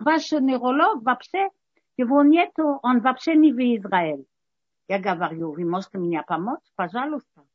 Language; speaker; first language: Russian; early bilingual, heritage; Russian